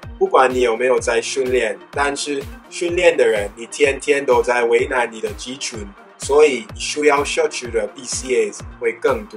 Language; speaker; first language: Chinese; non-native, fluent; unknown